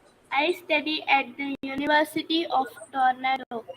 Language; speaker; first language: English; non-native, learner; Tamil